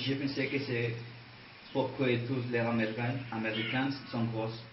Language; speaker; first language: French; non-native, learner; Spanish